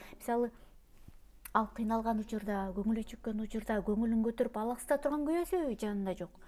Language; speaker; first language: Kyrgyz; native; Kyrgyz